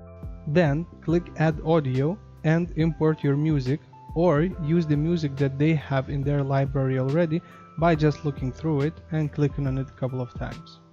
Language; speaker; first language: English; non-native, fluent; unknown